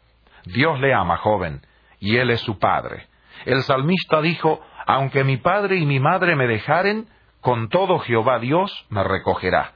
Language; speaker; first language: Spanish; native; Spanish